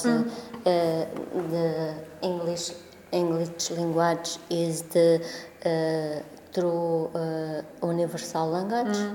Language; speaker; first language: English; non-native, learner; Portuguese